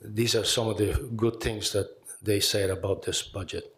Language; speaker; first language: English; non-native, fluent; Italian